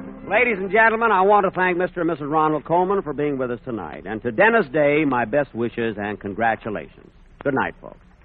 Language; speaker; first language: English; native; English